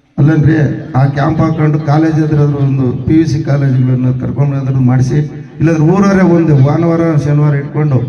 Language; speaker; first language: Kannada; non-native, local second language; Telugu